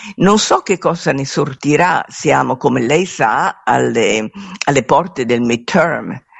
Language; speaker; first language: Italian; native; Italian